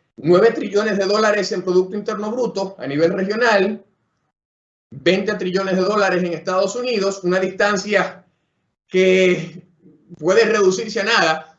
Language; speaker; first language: Spanish; native; Spanish